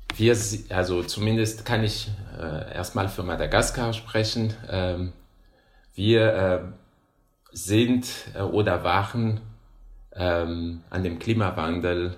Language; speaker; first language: German; non-native, fluent; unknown